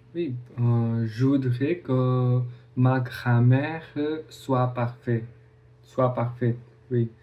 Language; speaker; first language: French; non-native, learner; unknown